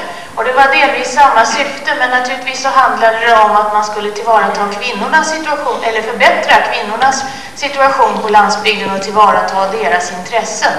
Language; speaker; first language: Swedish; native; Swedish